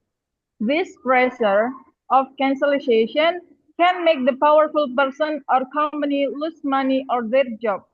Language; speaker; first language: English; non-native, learner; Indonesian